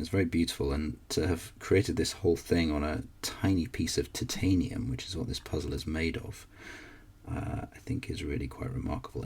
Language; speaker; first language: English; native; English